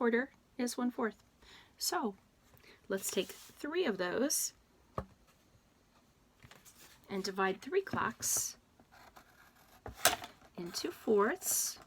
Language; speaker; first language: English; native; English